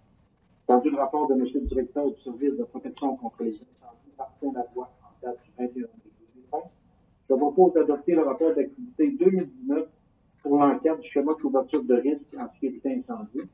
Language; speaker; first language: French; native; French